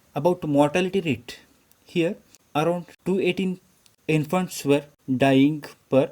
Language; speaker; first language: English; non-native, local second language; Kannada